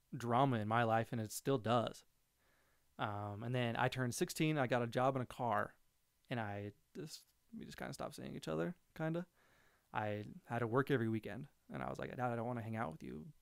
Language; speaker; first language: English; native; English